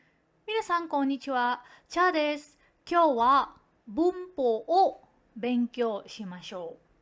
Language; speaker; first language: Japanese; non-native, fluent; Filipino